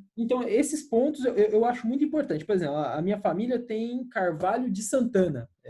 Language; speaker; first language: Portuguese; native; Portuguese